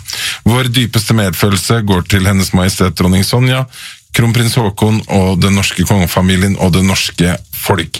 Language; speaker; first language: Norwegian; native; Norwegian